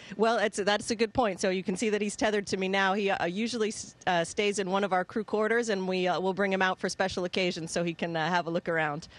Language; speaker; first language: English; native; English